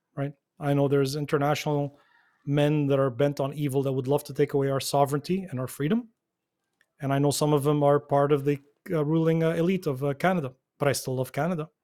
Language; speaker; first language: English; non-native, fluent; Arabic